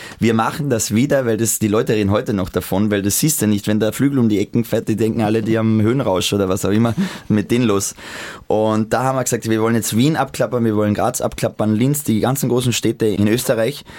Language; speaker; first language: German; native; German